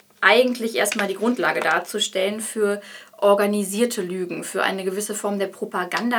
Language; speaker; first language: German; native; German